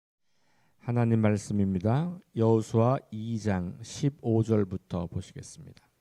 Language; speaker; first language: Korean; native; Korean